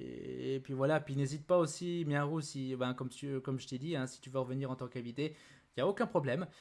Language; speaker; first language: French; native; French